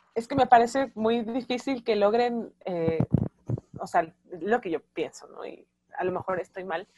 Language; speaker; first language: Spanish; native; Spanish